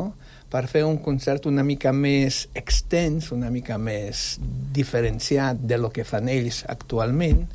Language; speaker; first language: Catalan; non-native, fluent; Polish